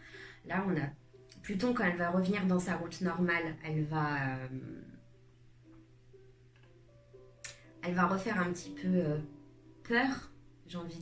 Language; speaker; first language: French; native; French